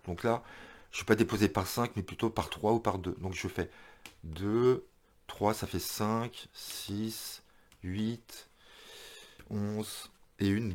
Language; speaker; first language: French; native; French